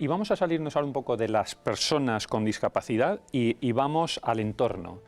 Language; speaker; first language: Spanish; native; Spanish